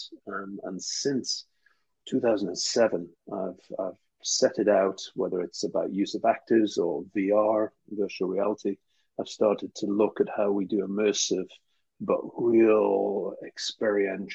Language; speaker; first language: English; native; English